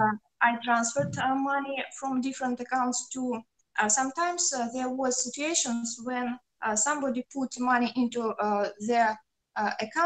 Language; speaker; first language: English; non-native, learner; Russian